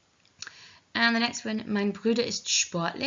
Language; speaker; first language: German; non-native, learner; English